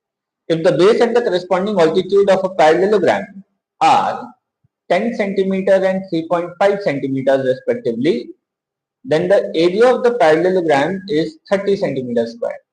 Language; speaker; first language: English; non-native, local second language; Hindi